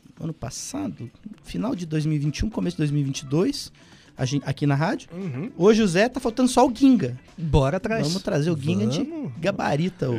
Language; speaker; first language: Portuguese; native; Portuguese